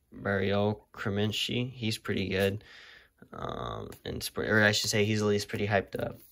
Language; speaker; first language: English; native; English